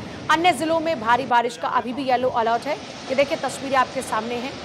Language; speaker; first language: Hindi; native; Hindi